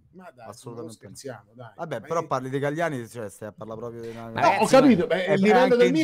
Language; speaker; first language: Italian; native; Italian